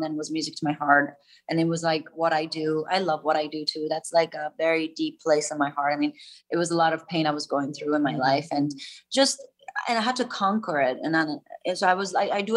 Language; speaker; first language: English; non-native, fluent; German